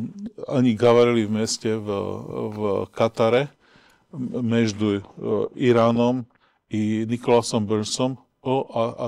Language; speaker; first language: Russian; non-native, learner; Slovak